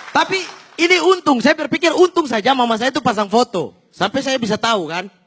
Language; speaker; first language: Indonesian; native; Indonesian